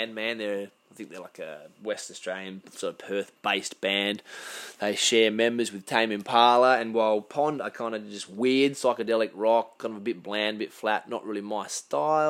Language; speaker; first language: English; native; English